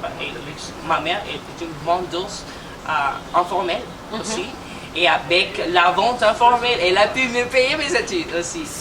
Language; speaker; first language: French; non-native, fluent; Spanish